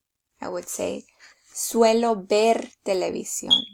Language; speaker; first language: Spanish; early bilingual, heritage; Spanish